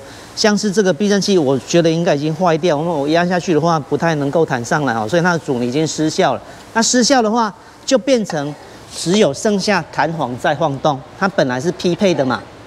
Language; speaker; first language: Chinese; native; Chinese